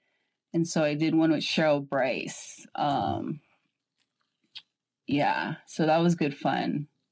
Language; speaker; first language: English; native; English